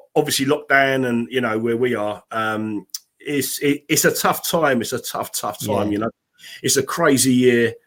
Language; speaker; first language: English; native; English